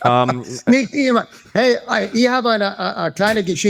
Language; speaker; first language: German; non-native, fluent; English